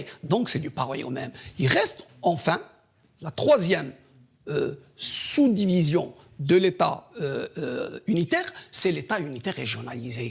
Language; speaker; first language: French; non-native, local second language; Kabyle